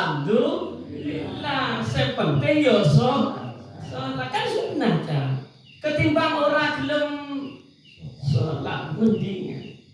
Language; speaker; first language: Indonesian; non-native, local second language; Madurese